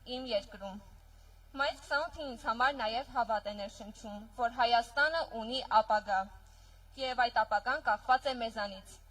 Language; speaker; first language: Armenian; native; Armenian